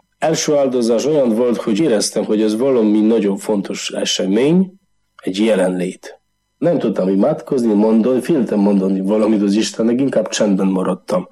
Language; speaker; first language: Hungarian; non-native, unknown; Polish